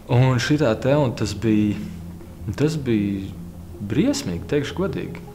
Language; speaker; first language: Latvian; native; Latvian